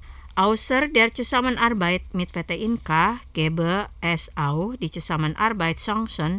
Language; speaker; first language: German; non-native, fluent; Indonesian